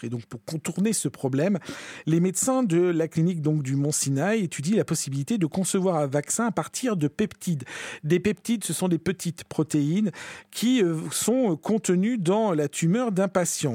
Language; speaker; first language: French; native; French